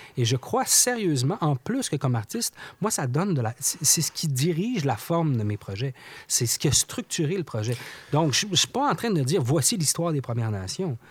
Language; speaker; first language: French; native; French